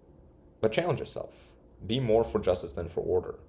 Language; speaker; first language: English; native; English